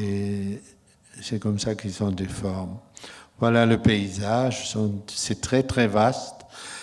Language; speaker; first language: French; non-native, fluent; German